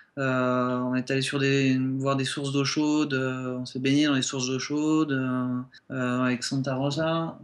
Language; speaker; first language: French; native; French